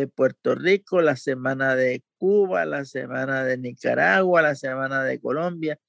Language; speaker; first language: Spanish; native; Spanish